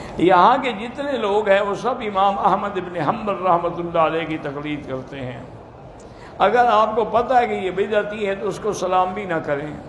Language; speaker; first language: Urdu; early bilingual, heritage; Urdu